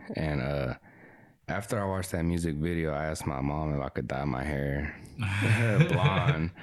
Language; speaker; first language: English; early bilingual, other home language; Spanish